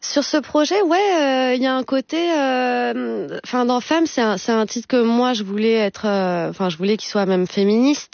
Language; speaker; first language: French; native; French